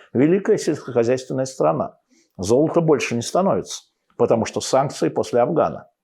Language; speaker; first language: Russian; native; Russian